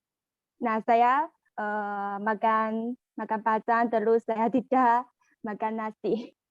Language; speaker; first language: Indonesian; non-native, learner; Chinese